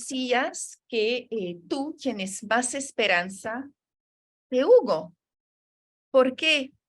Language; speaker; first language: Spanish; non-native, fluent; French